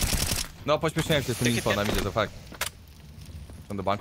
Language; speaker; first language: Polish; native; Polish